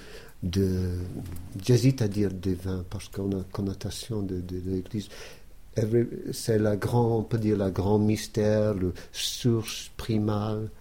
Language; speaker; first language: French; non-native, fluent; English